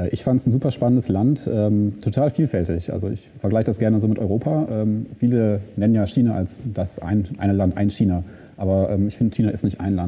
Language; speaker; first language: German; native; German